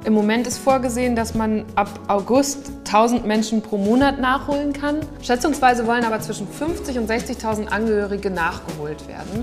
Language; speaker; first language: German; native; German